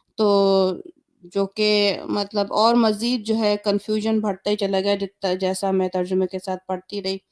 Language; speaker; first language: Urdu; native; Urdu